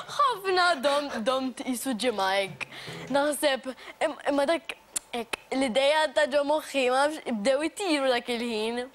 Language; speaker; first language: Maltese; native; Maltese